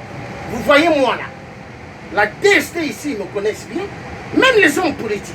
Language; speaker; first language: French; native; French